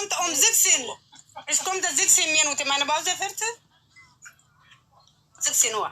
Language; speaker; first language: German; non-native, learner; Arabic